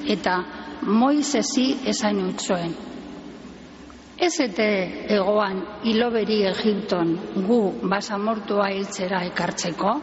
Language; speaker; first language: Basque; native; Basque